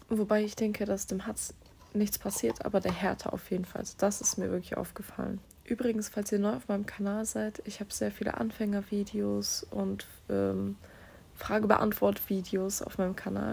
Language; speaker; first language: German; native; German